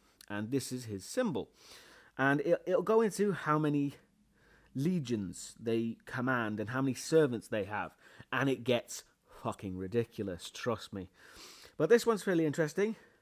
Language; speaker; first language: English; native; English